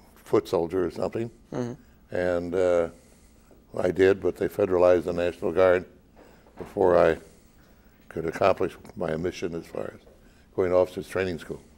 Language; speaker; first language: English; native; English